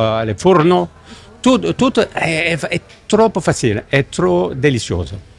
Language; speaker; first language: Italian; non-native, learner; English